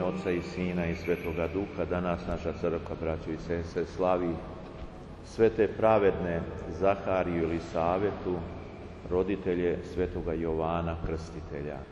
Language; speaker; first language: Serbian; native; Serbian